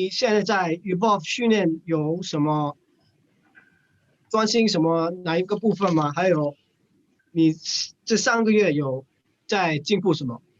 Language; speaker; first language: Chinese; non-native, learner; English